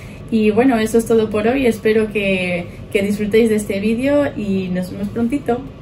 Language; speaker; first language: Spanish; native; Spanish